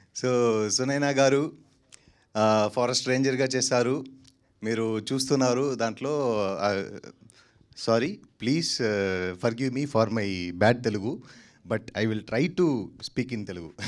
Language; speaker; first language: Telugu; non-native, learner; Tamil